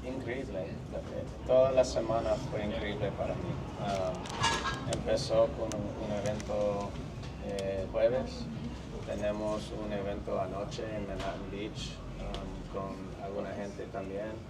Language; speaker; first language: Spanish; non-native, fluent; English